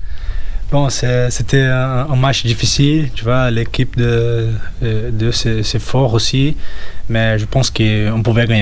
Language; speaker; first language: French; non-native, fluent; Portuguese